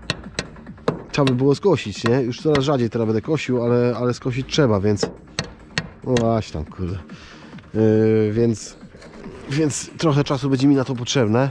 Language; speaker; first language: Polish; native; Polish